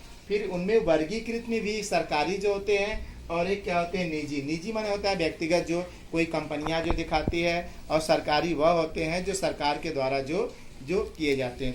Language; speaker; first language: Hindi; native; Hindi